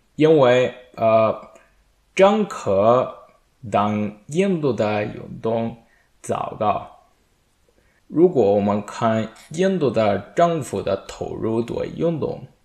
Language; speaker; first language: Chinese; non-native, learner; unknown